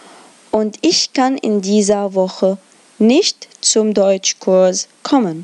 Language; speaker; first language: German; non-native, fluent; Arabic